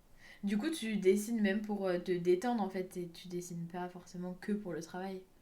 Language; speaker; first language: French; native; French